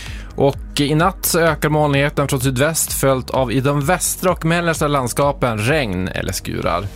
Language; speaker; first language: Swedish; native; Swedish